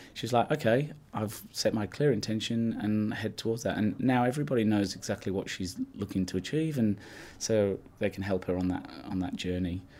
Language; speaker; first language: English; native; English